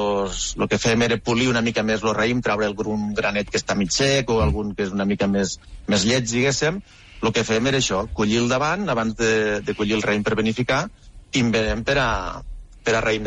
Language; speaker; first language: Catalan; native; Catalan